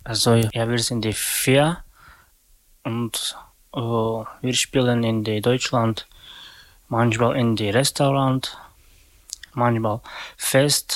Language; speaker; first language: German; non-native, learner; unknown